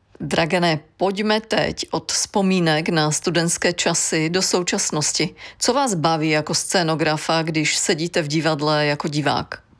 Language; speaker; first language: Czech; native; Czech